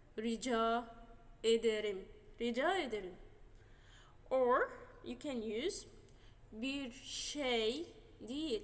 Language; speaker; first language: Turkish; non-native, fluent; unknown